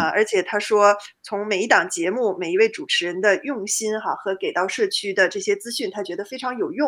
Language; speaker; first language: Chinese; native; Chinese